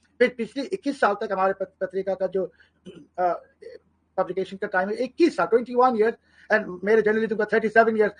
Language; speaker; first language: Hindi; non-native, fluent; Bangla